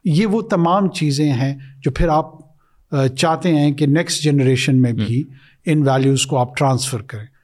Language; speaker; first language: Urdu; non-native, local second language; Pashto